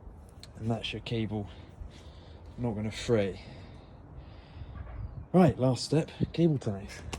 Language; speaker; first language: English; native; English